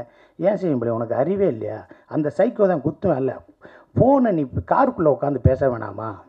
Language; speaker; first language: Tamil; native; Tamil